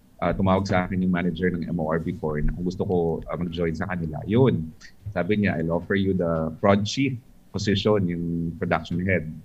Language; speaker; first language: Filipino; non-native, local second language; Hiligaynon